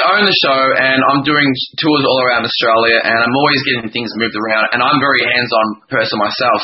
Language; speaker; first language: English; native; English